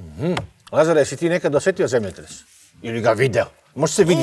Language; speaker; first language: Serbian; native; Serbian